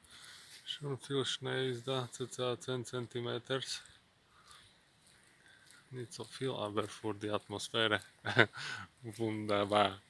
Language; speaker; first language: German; non-native, learner; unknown